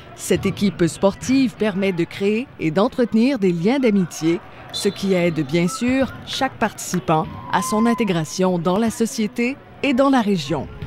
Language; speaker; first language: French; native; French